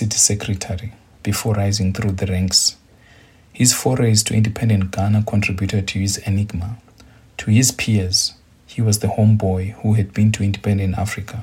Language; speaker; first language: English; non-native, local second language; Shona